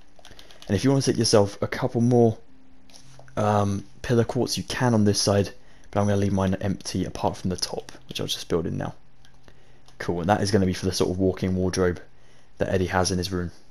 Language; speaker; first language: English; native; English